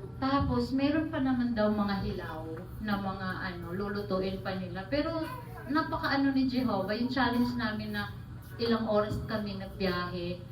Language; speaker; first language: Filipino; non-native, local second language; Cebuano